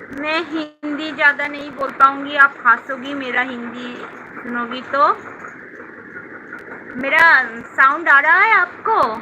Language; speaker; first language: Hindi; non-native, local second language; Bangla